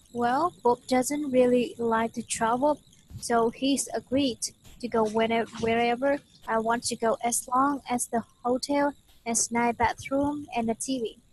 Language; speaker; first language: English; non-native, fluent; Vietnamese